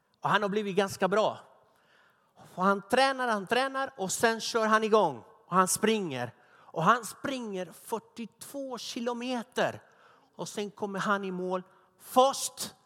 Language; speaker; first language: Swedish; non-native, fluent; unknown